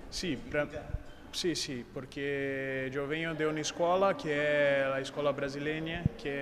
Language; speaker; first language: Spanish; non-native, learner; Portuguese